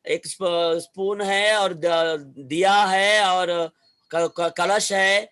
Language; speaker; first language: Hindi; non-native, local second language; Telugu